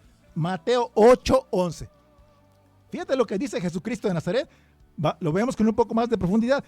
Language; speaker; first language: Spanish; native; Spanish